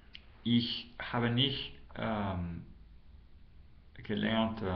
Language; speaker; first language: German; non-native, learner; English